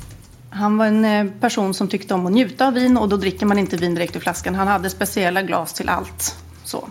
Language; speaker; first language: Swedish; native; Swedish